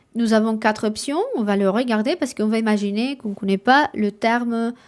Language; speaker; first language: French; non-native, fluent; Spanish